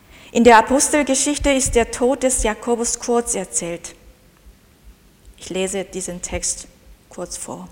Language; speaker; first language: German; non-native, fluent; Korean